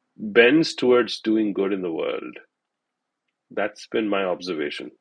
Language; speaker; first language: English; non-native, local second language; Hindi